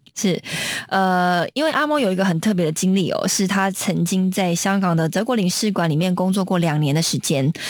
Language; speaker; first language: Chinese; native; Chinese